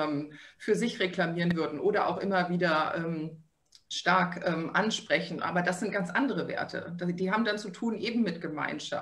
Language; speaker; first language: German; native; German